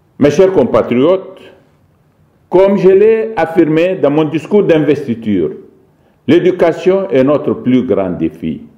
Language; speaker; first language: French; non-native, local second language; Arabic